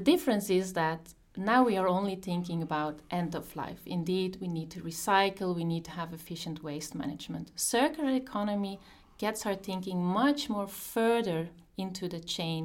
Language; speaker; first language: English; non-native, fluent; Dutch